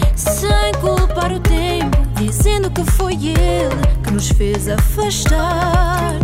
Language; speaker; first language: Portuguese; native; Portuguese